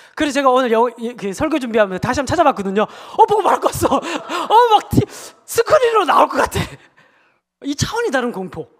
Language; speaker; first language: Korean; native; Korean